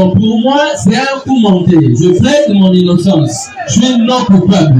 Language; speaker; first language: French; non-native, local second language; Lingala